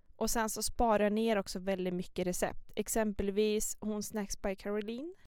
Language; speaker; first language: Swedish; early bilingual, other home language; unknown